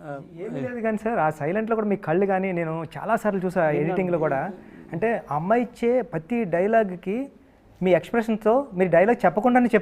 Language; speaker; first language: Telugu; native; Telugu